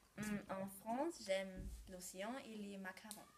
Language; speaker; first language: French; non-native, learner; German